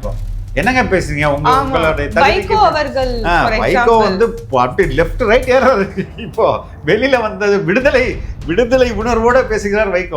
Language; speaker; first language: Tamil; native; Tamil